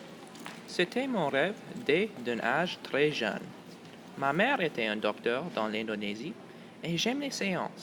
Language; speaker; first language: French; non-native, local second language; English